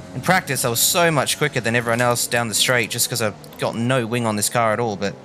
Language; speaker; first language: English; native; English